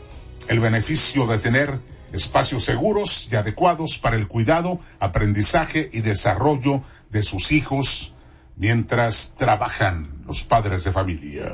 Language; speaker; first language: Spanish; native; Spanish